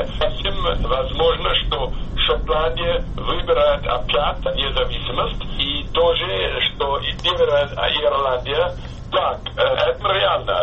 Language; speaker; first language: Russian; non-native, fluent; English